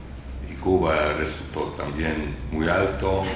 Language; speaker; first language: Spanish; non-native, fluent; English